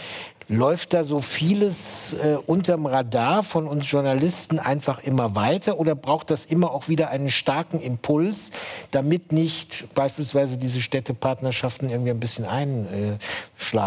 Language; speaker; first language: German; native; German